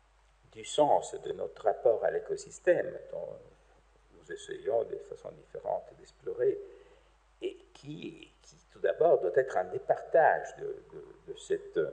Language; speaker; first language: French; native; French